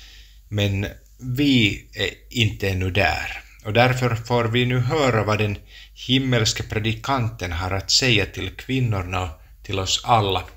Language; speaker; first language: Swedish; non-native, local second language; Finnish